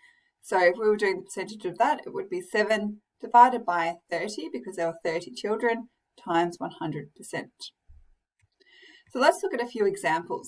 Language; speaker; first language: English; native; English